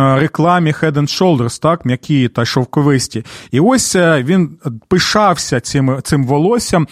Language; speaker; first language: Ukrainian; non-native, local second language; Russian